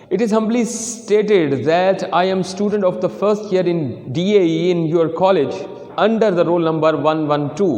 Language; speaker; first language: English; non-native, local second language; Urdu